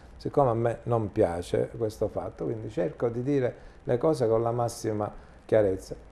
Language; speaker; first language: Italian; native; Italian